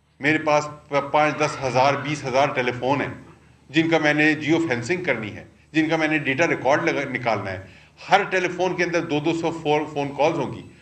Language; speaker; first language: Urdu; non-native, local second language; Pashto